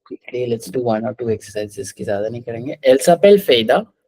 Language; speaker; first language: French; non-native, fluent; Hindi